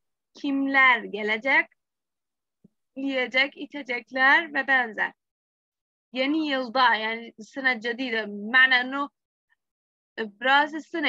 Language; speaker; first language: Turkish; non-native, fluent; Arabic